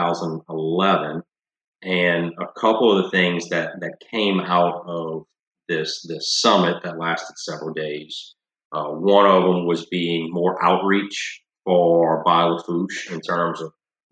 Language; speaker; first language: English; native; English